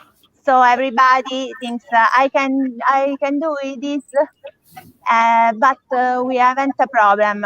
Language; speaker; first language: English; non-native, learner; Italian